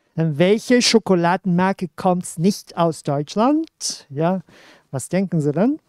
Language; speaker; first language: German; non-native, fluent; Cantonese